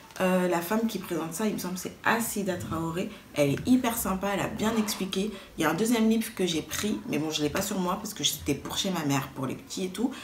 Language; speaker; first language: French; native; French